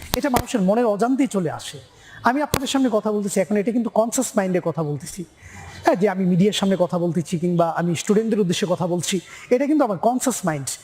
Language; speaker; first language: Bangla; native; Bangla